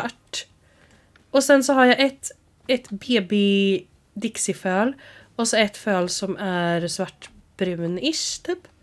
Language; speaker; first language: Swedish; native; Swedish